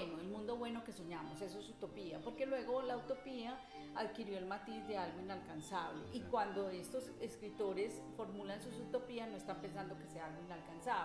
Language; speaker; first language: Spanish; native; Spanish